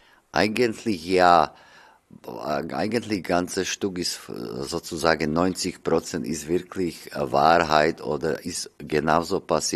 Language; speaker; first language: German; non-native, learner; Slovak